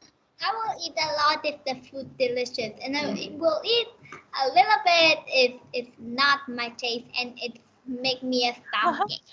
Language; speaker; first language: English; non-native, learner; Vietnamese